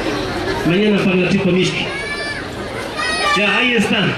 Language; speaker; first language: Spanish; native; Spanish